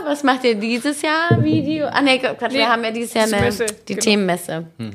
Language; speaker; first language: German; native; German